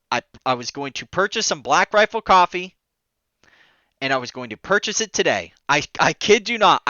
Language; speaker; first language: English; native; English